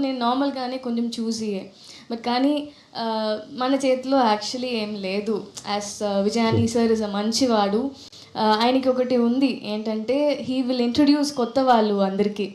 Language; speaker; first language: Telugu; non-native, fluent; Tamil